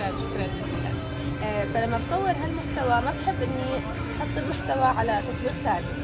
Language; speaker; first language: Arabic; native; Arabic